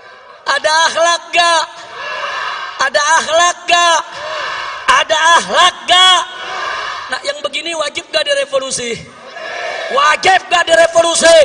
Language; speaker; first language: Indonesian; native; Indonesian